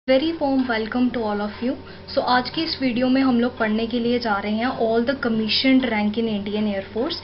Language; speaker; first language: Hindi; native; Hindi